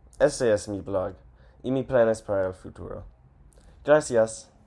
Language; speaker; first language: Spanish; non-native, learner; English